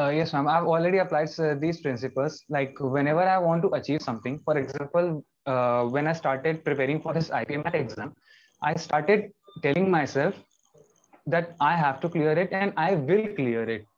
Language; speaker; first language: English; non-native, local second language; Hindi